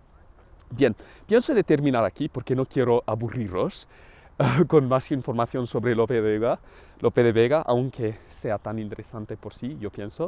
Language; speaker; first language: Spanish; non-native, fluent; English